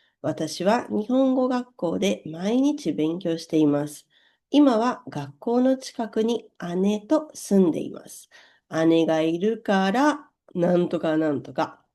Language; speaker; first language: Japanese; non-native, learner; Portuguese